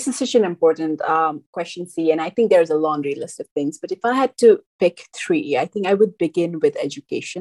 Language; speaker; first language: English; non-native, local second language; Nepali